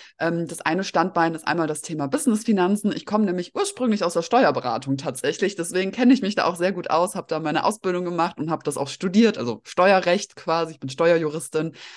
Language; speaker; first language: German; early bilingual, other home language; Russian